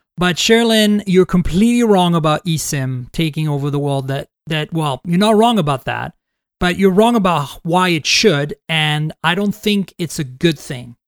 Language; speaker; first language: English; non-native, fluent; French